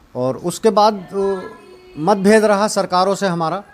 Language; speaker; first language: Hindi; native; Hindi